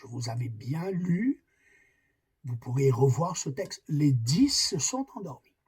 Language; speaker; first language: French; native; French